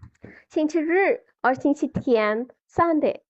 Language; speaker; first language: Chinese; non-native, fluent; Bangla